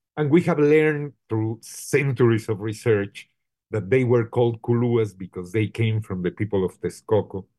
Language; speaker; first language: English; non-native, fluent; Spanish